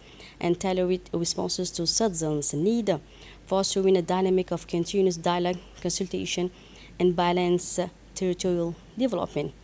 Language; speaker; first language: English; non-native, fluent; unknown